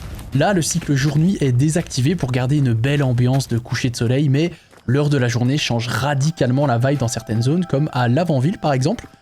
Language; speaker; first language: French; native; French